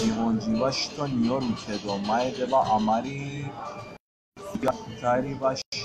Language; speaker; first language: Japanese; non-native, fluent; Persian